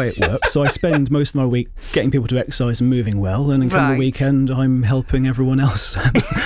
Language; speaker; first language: English; native; English